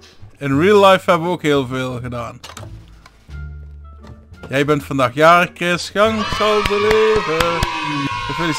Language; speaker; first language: Dutch; native; Dutch